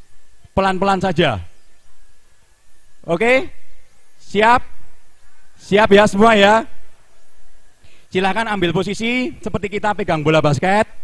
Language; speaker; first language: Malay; non-native, local second language; Javanese